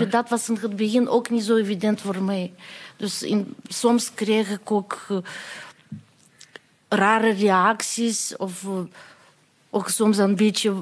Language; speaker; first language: Dutch; non-native, fluent; Russian